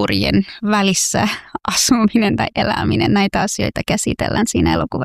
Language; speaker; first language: Finnish; non-native, fluent; Persian